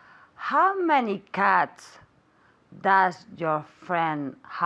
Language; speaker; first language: English; non-native, learner; Spanish